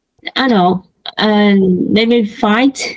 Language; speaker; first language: English; non-native, learner; Vietnamese